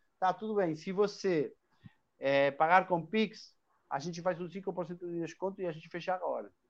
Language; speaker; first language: Portuguese; non-native, fluent; Spanish